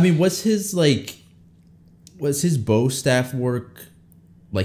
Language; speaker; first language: English; native; English